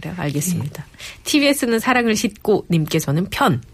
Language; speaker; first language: Korean; native; Korean